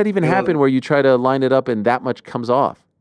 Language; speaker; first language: English; native; English